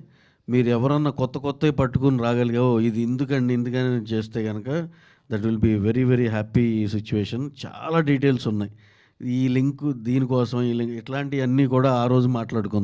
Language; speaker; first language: Telugu; native; Telugu